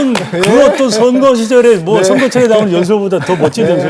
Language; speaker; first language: Korean; native; Korean